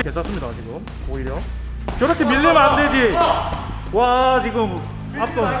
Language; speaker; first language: Korean; native; Korean